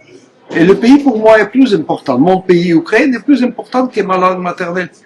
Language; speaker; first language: French; non-native, fluent; Russian